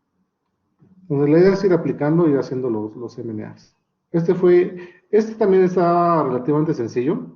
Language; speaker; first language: Spanish; native; Spanish